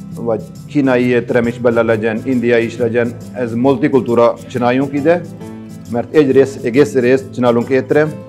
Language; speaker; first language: Hungarian; non-native, learner; Urdu